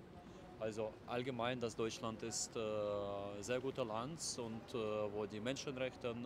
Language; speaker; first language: German; non-native, learner; Russian